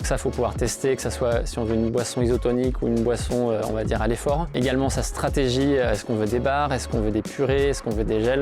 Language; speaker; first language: French; native; French